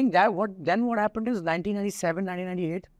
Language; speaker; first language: English; non-native, local second language; Hindi